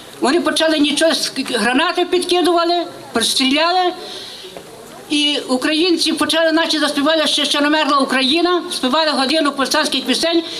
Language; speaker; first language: Ukrainian; native; Ukrainian